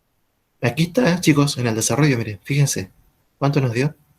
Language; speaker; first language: Spanish; native; Spanish